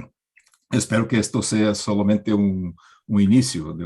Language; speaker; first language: Spanish; non-native, learner; Portuguese